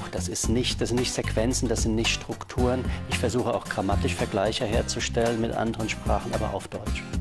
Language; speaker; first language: German; native; German